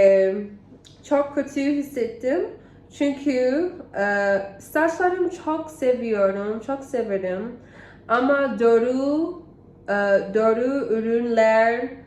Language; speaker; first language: Turkish; non-native, learner; English